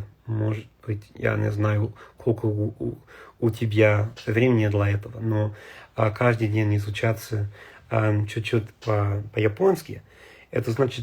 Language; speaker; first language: Russian; non-native, learner; English